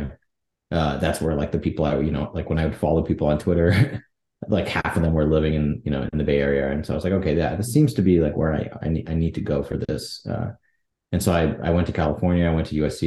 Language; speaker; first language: English; native; English